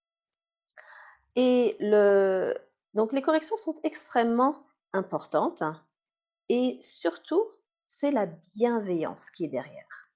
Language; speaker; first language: French; native; French